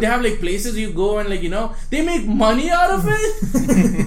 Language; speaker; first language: English; non-native, local second language; Hindi